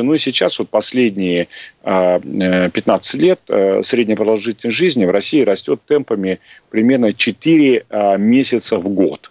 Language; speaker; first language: Russian; native; Russian